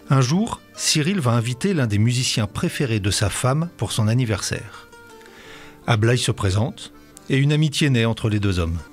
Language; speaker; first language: French; native; French